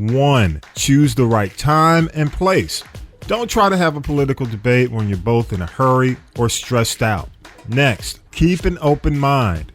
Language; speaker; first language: English; native; English